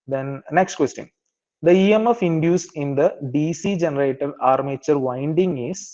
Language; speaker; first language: English; non-native, local second language; Malayalam